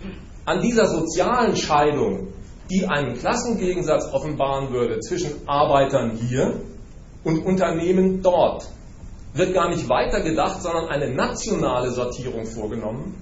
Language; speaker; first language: German; native; German